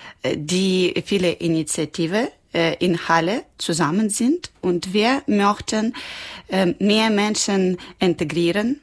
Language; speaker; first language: German; non-native, learner; Ukrainian